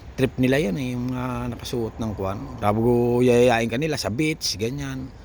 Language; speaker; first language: Filipino; native; Filipino